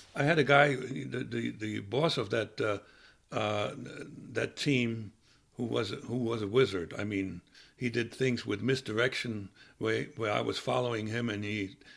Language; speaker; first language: English; non-native, fluent; German